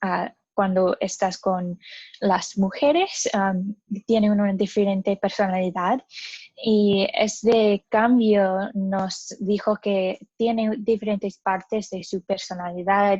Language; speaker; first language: Spanish; non-native, learner; English